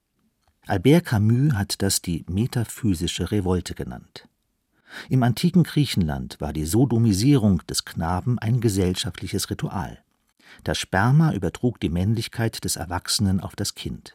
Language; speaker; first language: German; native; German